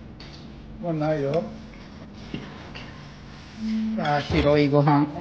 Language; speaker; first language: Japanese; non-native, fluent; Sinhala